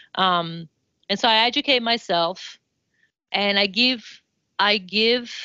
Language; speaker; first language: English; non-native, fluent; Italian